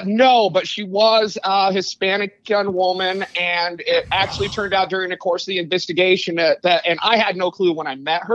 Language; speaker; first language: English; native; English